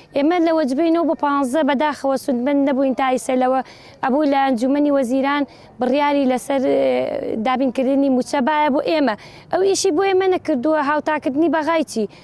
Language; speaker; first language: Central Kurdish; native; Central Kurdish